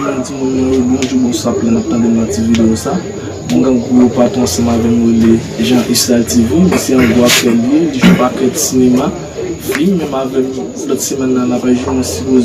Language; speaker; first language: French; non-native, learner; Haitian Creole